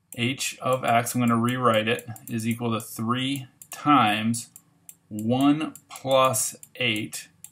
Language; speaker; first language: English; native; English